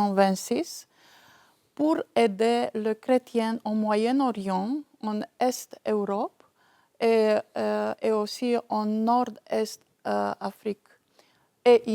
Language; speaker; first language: French; non-native, fluent; Romanian